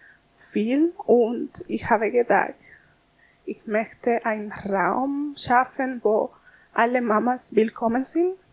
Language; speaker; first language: German; non-native, learner; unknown